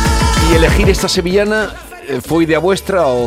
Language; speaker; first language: Spanish; native; Spanish